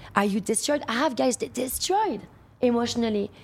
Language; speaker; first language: English; non-native, fluent; French